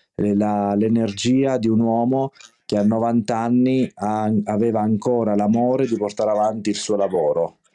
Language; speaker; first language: Italian; native; Italian